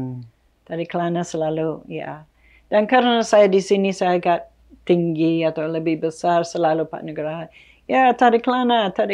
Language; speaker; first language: Indonesian; non-native, fluent; English